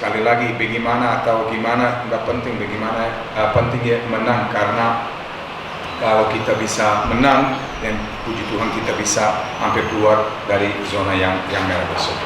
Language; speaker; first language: Indonesian; non-native, fluent; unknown